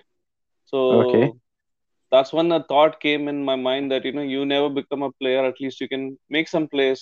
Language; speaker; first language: English; non-native, local second language; Tamil